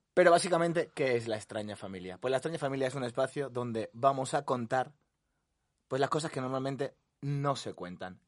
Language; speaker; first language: Spanish; native; Spanish